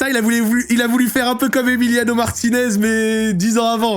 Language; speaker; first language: French; native; French